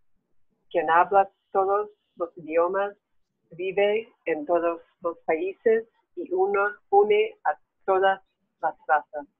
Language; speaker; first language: Spanish; non-native, learner; English